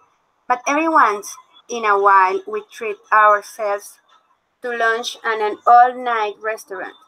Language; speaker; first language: English; non-native, learner; Spanish